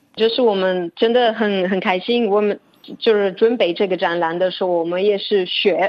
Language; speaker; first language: Chinese; non-native, fluent; French